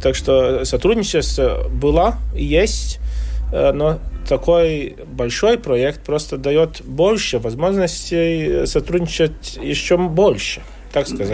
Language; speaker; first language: Russian; non-native, local second language; Latvian